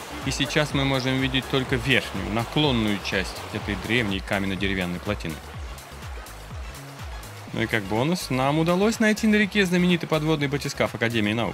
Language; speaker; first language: Russian; native; Russian